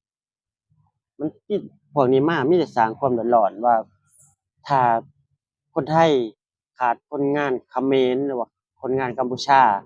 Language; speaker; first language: Thai; non-native, local second language; Northeastern Thai